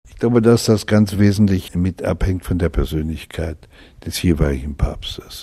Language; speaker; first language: German; native; German